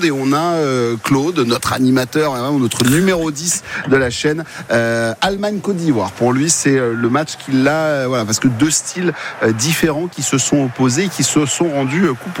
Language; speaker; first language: French; native; French